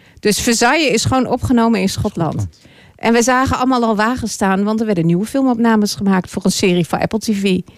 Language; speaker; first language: Dutch; early bilingual, other home language; English